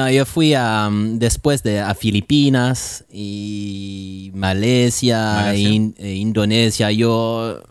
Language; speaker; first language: Spanish; non-native, learner; French